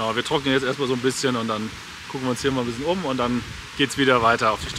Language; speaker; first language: German; native; German